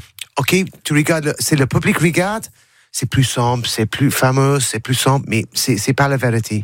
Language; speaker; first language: French; non-native, learner; English